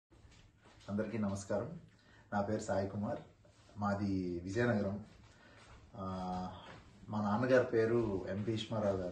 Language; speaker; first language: Telugu; native; Telugu